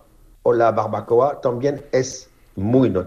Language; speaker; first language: Spanish; non-native, fluent; French